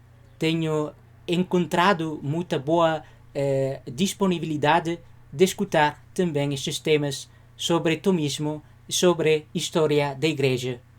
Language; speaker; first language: Portuguese; non-native, learner; Spanish